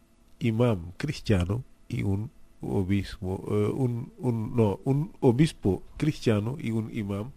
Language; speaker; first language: Spanish; non-native, fluent; Wolof